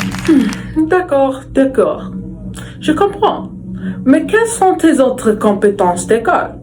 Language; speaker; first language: French; non-native, learner; English